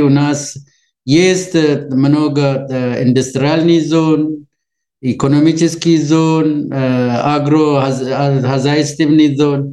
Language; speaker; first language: Russian; non-native, learner; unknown